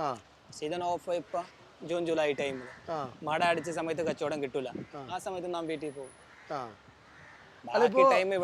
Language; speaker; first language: Malayalam; non-native, local second language; Hindi